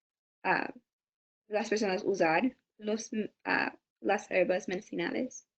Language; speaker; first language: Spanish; non-native, learner; English